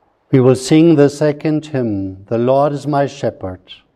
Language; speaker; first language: English; non-native, fluent; German